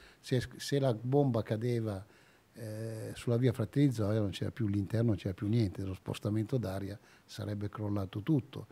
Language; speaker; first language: Italian; native; Italian